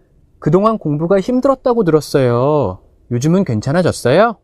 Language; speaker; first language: Korean; native; Korean